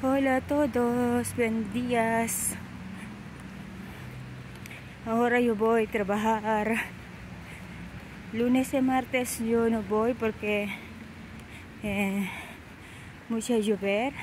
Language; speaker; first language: Spanish; non-native, learner; Filipino